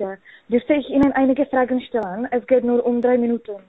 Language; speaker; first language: German; non-native, learner; Czech